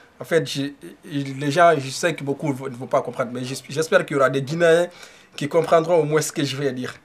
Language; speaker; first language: French; non-native, local second language; Susu